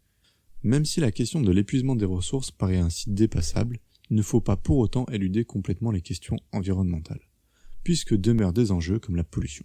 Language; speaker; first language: French; native; French